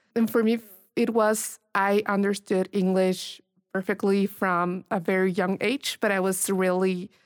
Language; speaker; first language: English; non-native, fluent; Spanish